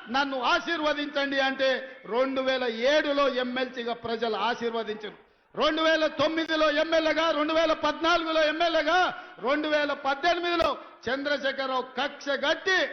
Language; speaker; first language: Telugu; native; Telugu